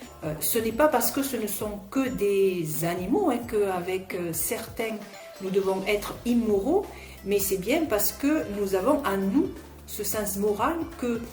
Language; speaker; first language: French; native; French